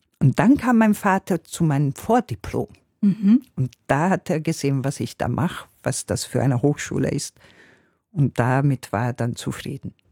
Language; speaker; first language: German; non-native, fluent; Hungarian